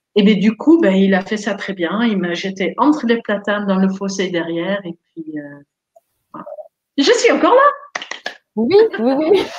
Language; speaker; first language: French; non-native, fluent; Dutch